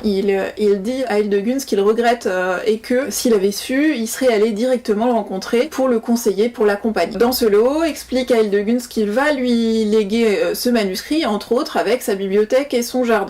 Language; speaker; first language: French; native; French